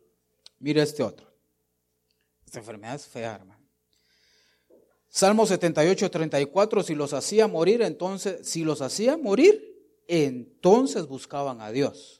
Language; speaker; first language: Spanish; native; Spanish